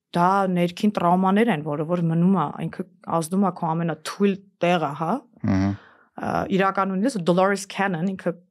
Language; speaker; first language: Armenian; early bilingual, heritage; Armenian